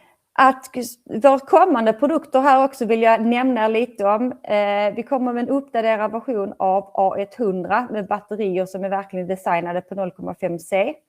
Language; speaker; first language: Swedish; native; Swedish